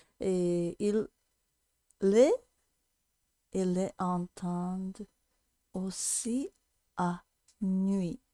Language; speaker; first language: French; non-native, learner; Japanese